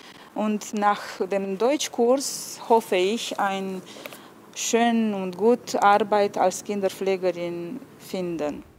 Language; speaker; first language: German; non-native, learner; Romanian